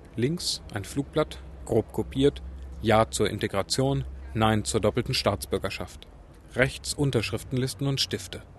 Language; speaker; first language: German; native; German